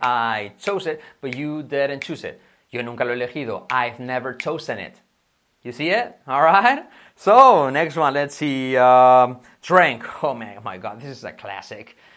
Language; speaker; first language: English; non-native, fluent; Spanish